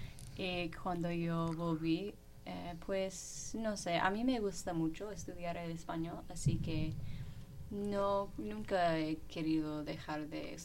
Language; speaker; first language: Spanish; non-native, fluent; English